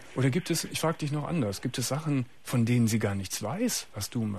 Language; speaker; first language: German; native; German